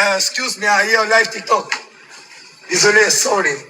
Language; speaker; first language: English; non-native, learner; Albanian